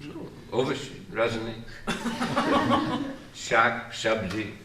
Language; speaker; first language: Russian; non-native, fluent; English